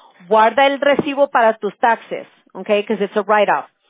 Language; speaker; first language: English; early bilingual, other home language; Spanish